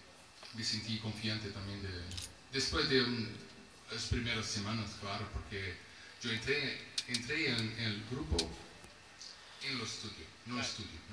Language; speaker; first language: Spanish; non-native, fluent; Portuguese